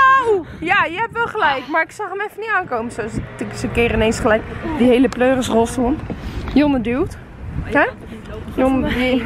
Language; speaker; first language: Dutch; native; Dutch